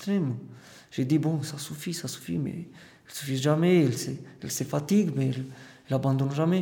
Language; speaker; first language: French; non-native, fluent; Romanian